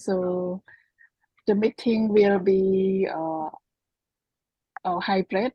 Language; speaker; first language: English; non-native, learner; Khmer